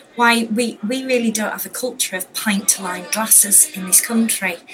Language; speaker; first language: English; native; English